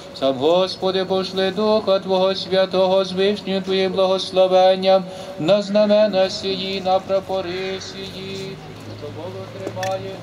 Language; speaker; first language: Ukrainian; native; Ukrainian